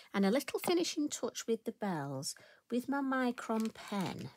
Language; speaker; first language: English; native; English